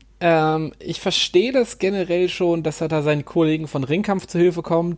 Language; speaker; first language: German; native; German